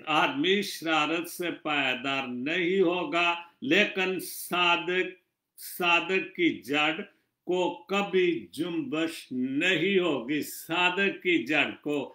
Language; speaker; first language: Urdu; non-native, local second language; Punjabi